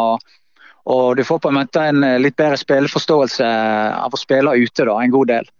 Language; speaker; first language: Norwegian; native; Norwegian